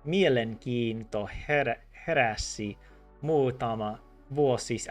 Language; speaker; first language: Finnish; non-native, learner; English